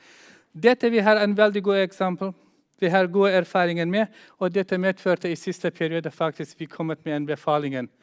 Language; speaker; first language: Norwegian; non-native, fluent; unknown